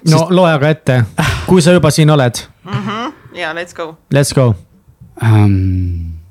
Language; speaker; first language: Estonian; native; Estonian